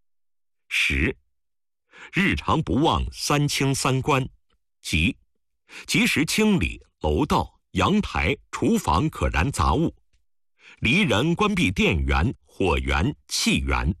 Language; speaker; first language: Chinese; native; Chinese